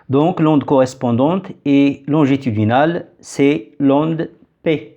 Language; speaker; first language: French; non-native, local second language; Arabic